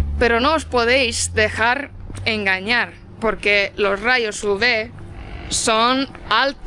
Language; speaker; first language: Spanish; non-native, fluent; Estonian